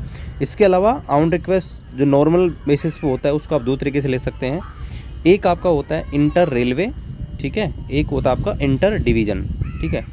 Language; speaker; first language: Hindi; native; Hindi